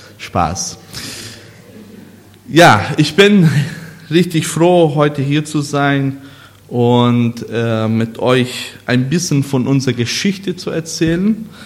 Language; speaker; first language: German; non-native, learner; Portuguese